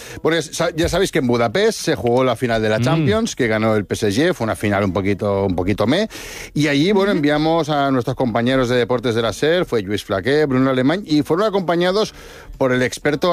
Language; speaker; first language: Spanish; native; Spanish